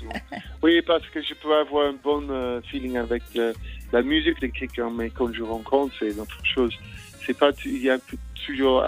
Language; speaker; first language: French; non-native, fluent; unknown